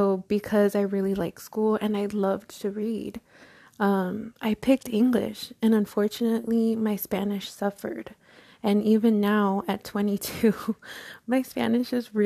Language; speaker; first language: English; early bilingual, other home language; Spanish